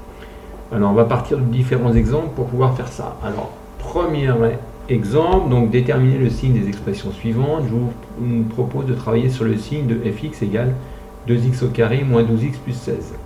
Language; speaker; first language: French; native; French